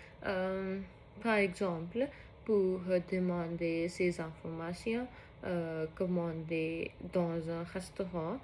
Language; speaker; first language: French; non-native, learner; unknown